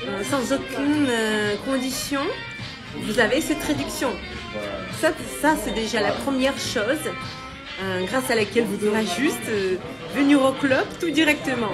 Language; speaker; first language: French; non-native, fluent; Russian